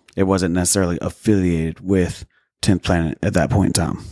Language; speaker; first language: English; native; English